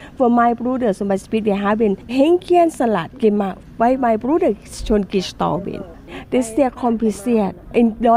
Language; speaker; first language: German; non-native, learner; Thai